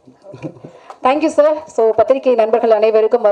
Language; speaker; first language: Tamil; native; Tamil